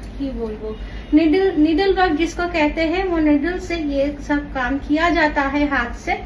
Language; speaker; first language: Hindi; non-native, local second language; Bangla